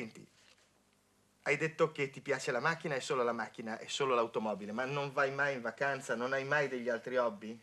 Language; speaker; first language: Italian; native; Italian